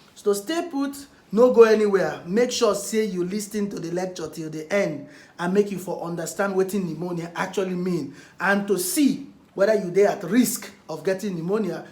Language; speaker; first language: Nigerian Pidgin; non-native, local second language; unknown